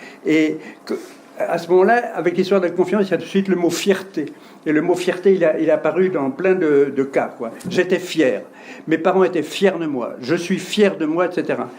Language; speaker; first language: French; native; French